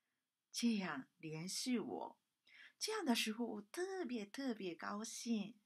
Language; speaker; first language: Chinese; non-native, fluent; Japanese